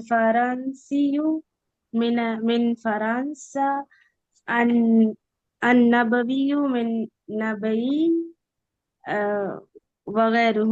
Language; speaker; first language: Arabic; non-native, learner; Urdu